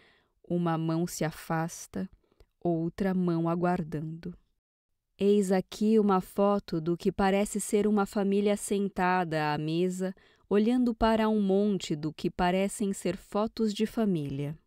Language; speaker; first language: Portuguese; native; Portuguese